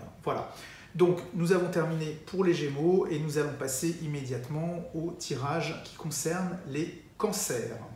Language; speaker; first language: French; native; French